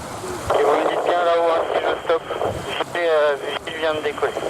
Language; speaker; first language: French; native; French